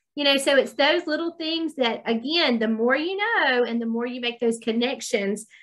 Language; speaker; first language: English; native; English